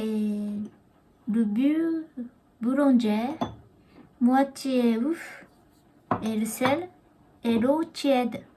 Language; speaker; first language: French; non-native, learner; Japanese